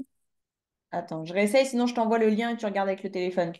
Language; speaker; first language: French; native; French